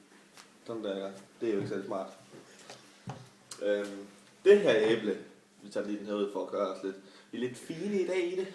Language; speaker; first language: Danish; native; Danish